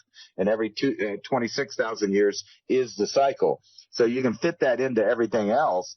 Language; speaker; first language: English; native; English